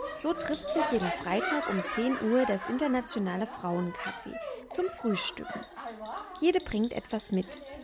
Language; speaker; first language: German; native; German